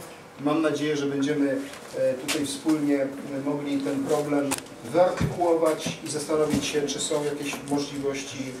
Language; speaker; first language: Polish; native; Polish